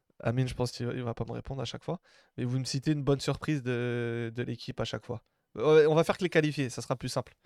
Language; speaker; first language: French; native; French